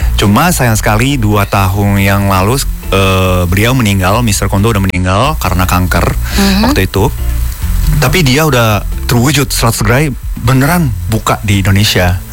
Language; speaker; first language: Indonesian; non-native, fluent; Japanese